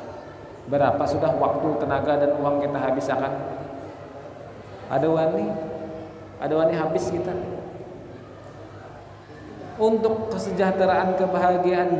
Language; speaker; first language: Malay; non-native, local second language; Banjar